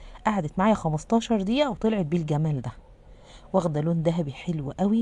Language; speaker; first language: Arabic; native; Arabic